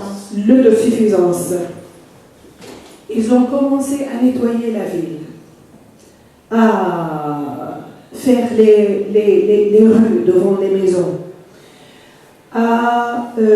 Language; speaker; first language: French; non-native, fluent; Arabic